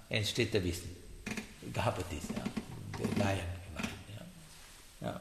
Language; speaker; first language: German; non-native, learner; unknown